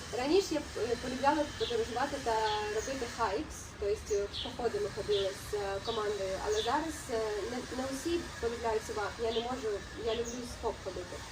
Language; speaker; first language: Ukrainian; non-native, local second language; Russian